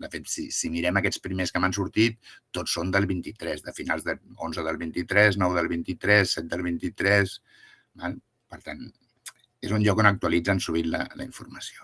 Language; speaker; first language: Catalan; native; Catalan